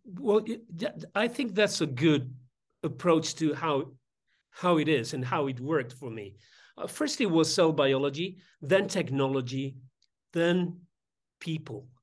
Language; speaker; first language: English; non-native, fluent; Spanish